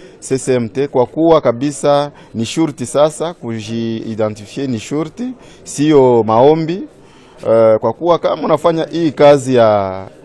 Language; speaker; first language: Swahili; native; Swahili